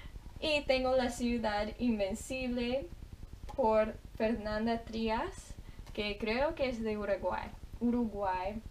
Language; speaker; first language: Spanish; non-native, fluent; English